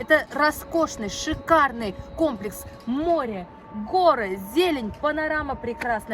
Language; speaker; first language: Russian; native; Russian